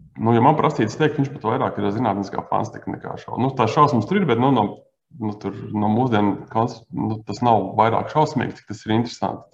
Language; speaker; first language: Latvian; native; Latvian